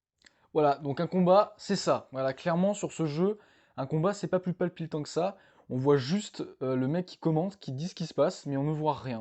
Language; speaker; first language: French; native; French